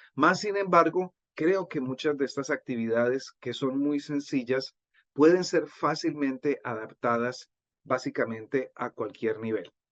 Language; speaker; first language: Spanish; native; Spanish